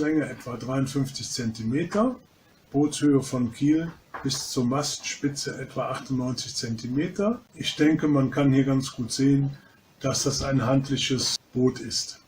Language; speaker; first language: German; native; German